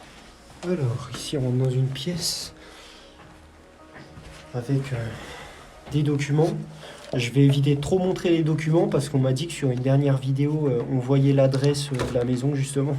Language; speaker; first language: French; native; French